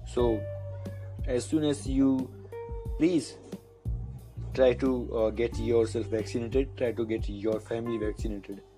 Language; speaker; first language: English; non-native, local second language; Hindi